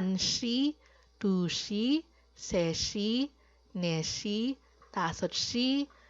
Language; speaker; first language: Korean; non-native, fluent; Filipino